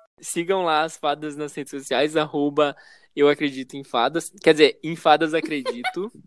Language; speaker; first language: Portuguese; native; Portuguese